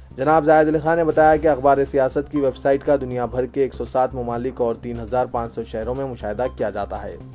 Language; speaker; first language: Urdu; native; Urdu